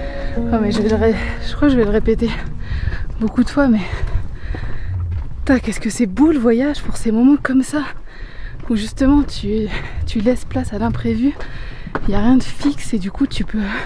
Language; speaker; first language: French; native; French